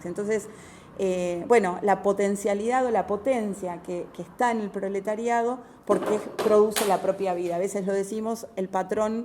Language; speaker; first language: Spanish; native; Spanish